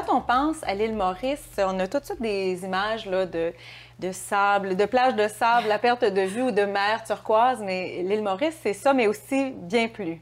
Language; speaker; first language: French; native; French